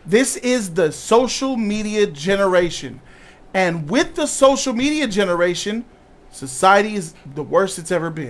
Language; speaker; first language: English; native; English